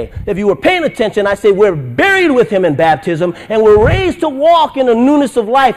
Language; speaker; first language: English; native; English